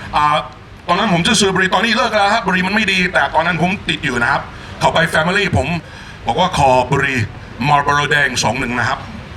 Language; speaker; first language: Thai; non-native, fluent; English